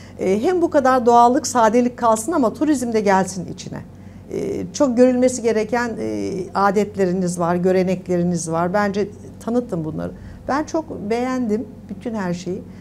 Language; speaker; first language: Turkish; native; Turkish